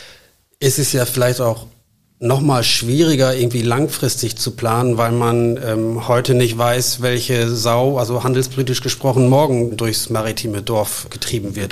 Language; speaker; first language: German; native; German